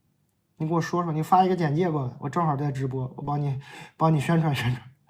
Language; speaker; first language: Chinese; native; Chinese